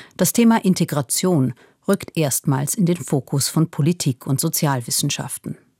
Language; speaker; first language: German; native; German